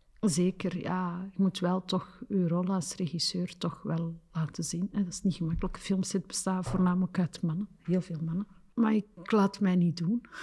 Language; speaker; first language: Dutch; early bilingual, other home language; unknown